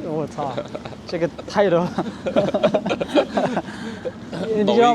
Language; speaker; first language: Chinese; non-native, fluent; Amharic